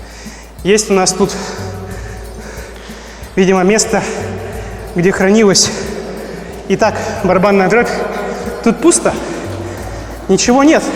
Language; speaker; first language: Russian; native; Russian